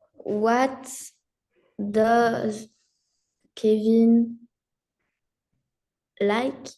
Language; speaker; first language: English; non-native, learner; French